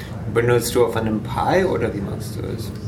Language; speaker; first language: German; native; German